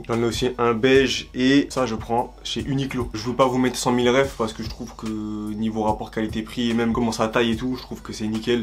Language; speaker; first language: French; native; French